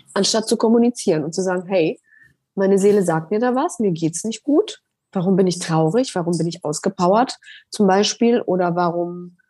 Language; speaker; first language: German; early bilingual, other home language; Polish